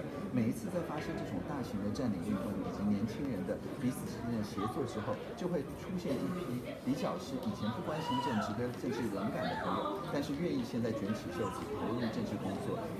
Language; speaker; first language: Chinese; native; Chinese